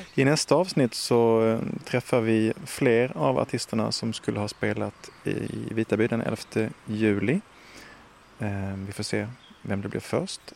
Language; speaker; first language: Swedish; native; Swedish